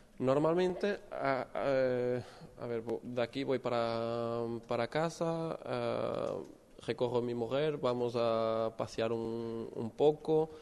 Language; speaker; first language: Spanish; non-native, fluent; Portuguese